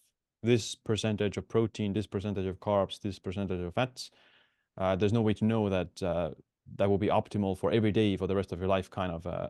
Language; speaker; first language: English; non-native, fluent; Estonian